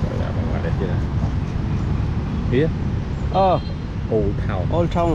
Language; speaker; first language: English; non-native, learner; Khmer